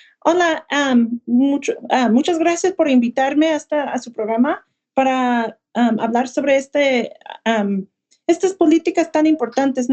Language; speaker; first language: Spanish; early bilingual, heritage; Spanish